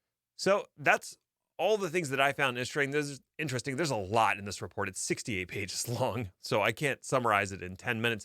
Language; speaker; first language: English; native; English